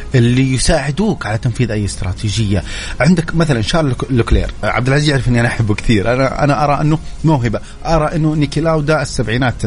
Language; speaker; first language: Arabic; native; Arabic